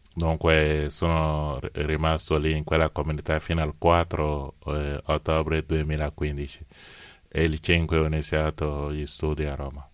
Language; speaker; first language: Italian; non-native, fluent; Fon